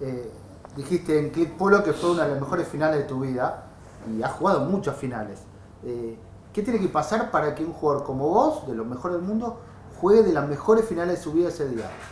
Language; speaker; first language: Spanish; native; Spanish